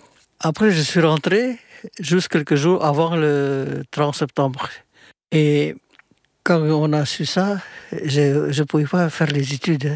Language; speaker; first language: French; non-native, fluent; Indonesian